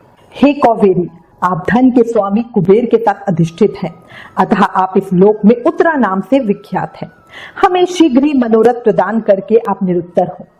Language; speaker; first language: Hindi; native; Hindi